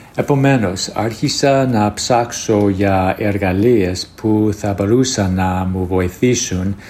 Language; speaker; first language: Greek; non-native, fluent; English